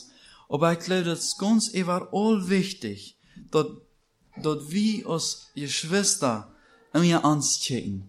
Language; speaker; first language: German; non-native, learner; Plautdietsch